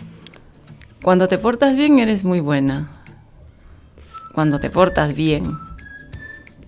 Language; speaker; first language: Spanish; native; Spanish